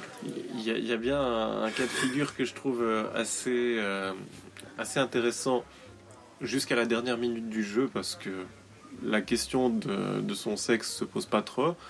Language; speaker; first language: French; native; French